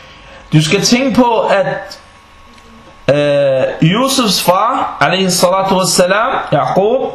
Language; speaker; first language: Danish; non-native, fluent; Arabic